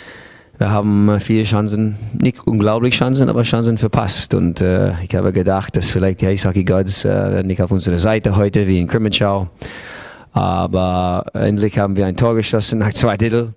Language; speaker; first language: German; non-native, fluent; English